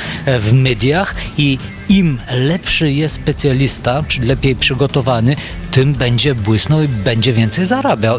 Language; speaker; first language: Polish; non-native, fluent; Bulgarian